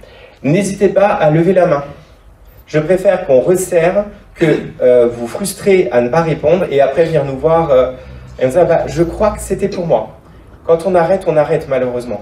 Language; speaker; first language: French; native; French